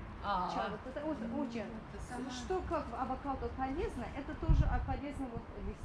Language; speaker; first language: Russian; non-native, learner; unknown